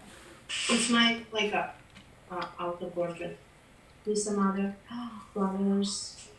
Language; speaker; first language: English; non-native, fluent; Macedonian